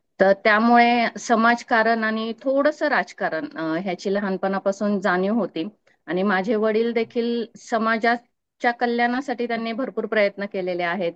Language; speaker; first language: Marathi; native; Marathi